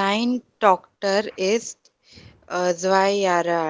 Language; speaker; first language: German; non-native, learner; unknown